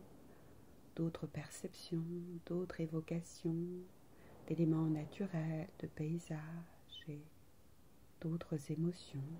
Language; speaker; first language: French; native; French